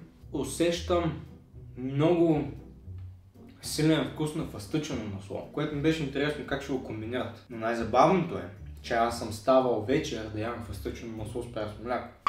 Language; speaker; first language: Bulgarian; native; Bulgarian